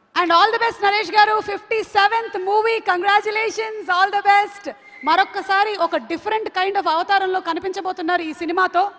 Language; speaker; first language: Telugu; native; Telugu